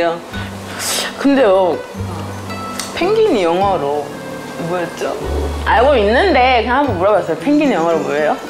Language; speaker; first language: Korean; early bilingual, other home language; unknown